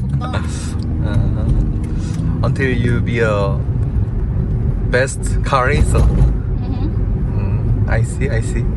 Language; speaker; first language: English; non-native, learner; Korean